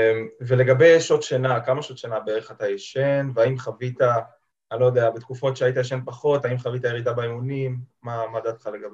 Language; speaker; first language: Hebrew; native; Hebrew